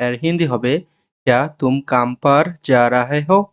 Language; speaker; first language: Hindi; non-native, learner; Bangla